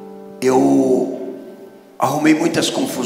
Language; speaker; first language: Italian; non-native, learner; Portuguese